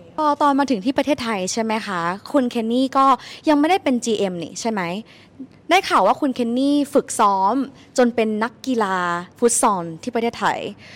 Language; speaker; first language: Thai; native; Thai